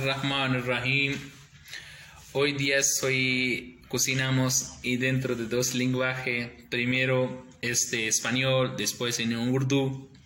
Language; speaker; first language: Spanish; non-native, learner; Urdu